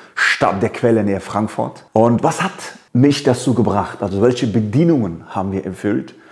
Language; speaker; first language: German; early bilingual, other home language; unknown